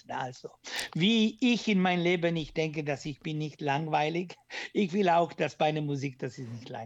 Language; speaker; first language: German; non-native, learner; Italian